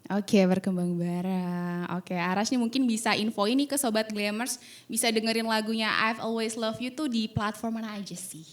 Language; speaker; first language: Indonesian; native; Indonesian